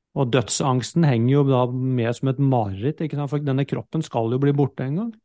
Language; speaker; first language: Norwegian; native; Norwegian